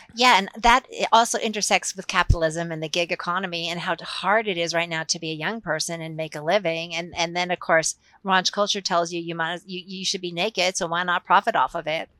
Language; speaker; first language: English; native; English